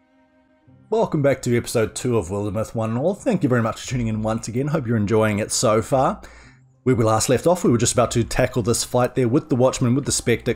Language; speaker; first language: English; native; English